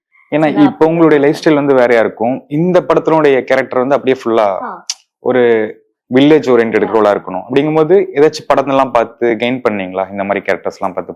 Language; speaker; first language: Tamil; native; Tamil